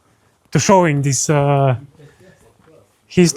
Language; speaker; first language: English; non-native, learner; Latvian